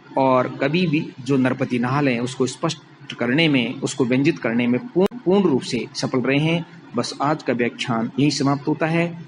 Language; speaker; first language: Hindi; native; Hindi